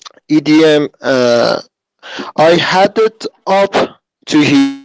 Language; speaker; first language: English; non-native, learner; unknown